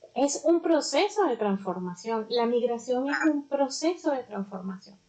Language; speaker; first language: Spanish; native; Spanish